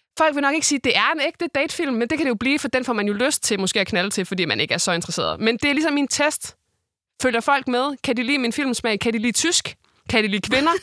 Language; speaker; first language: Danish; native; Danish